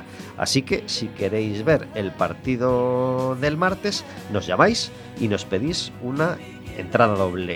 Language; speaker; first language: Spanish; native; Spanish